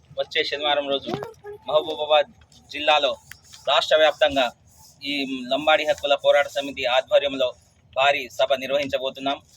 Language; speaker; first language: Telugu; non-native, local second language; Lambadi